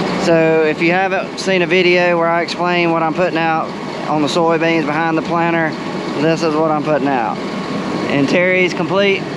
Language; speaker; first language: English; native; English